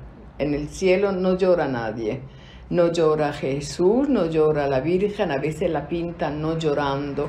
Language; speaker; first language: Spanish; non-native, fluent; Italian